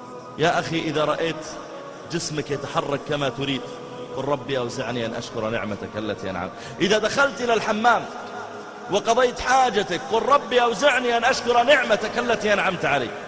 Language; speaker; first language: Arabic; native; Arabic